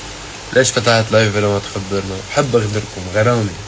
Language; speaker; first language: Arabic; native; Arabic